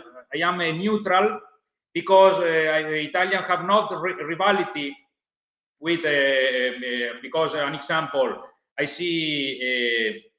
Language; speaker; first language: English; non-native, learner; Italian